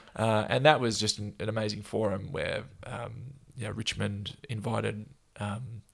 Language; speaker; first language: English; native; English